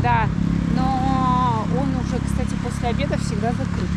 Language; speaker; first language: Russian; native; Russian